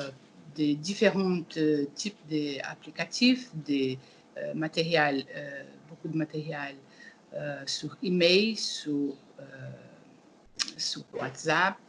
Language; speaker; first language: French; non-native, learner; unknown